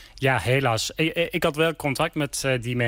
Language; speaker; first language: Dutch; non-native, learner; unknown